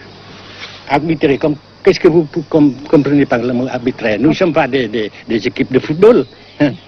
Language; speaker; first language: French; non-native, local second language; Vietnamese